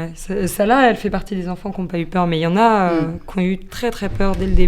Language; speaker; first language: French; native; French